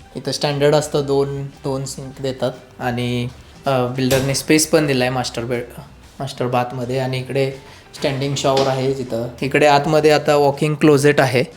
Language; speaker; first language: Marathi; native; Marathi